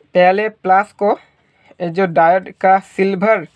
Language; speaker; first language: Hindi; non-native, local second language; Bangla